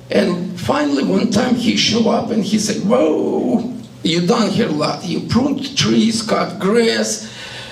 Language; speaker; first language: English; non-native, learner; Estonian